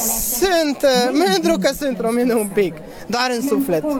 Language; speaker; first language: Romanian; non-native, learner; Hungarian